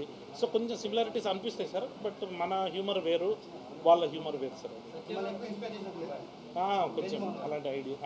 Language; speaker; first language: Telugu; native; Telugu